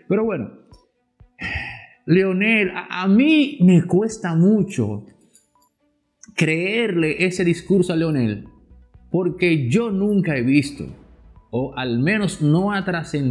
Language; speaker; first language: Spanish; native; Spanish